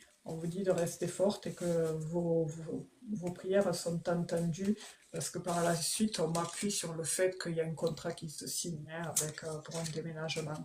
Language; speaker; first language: French; native; French